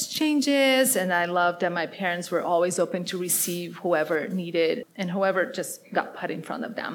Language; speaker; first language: English; non-native, fluent; Portuguese